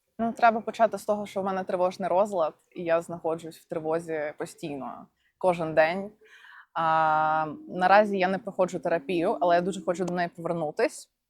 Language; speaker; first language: Ukrainian; non-native, local second language; Russian